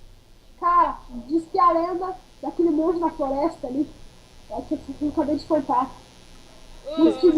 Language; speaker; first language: Portuguese; native; Portuguese